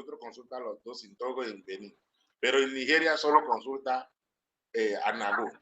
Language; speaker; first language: Spanish; non-native, learner; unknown